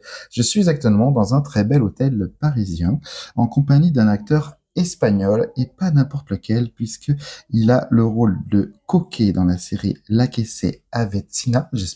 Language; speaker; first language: French; native; French